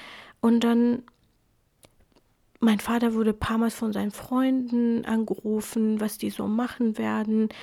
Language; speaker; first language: German; non-native, fluent; Kurdish